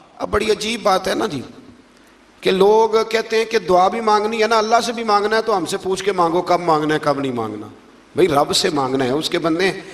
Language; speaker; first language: Urdu; non-native, local second language; Punjabi